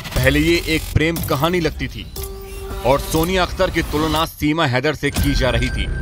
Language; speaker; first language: Hindi; native; Hindi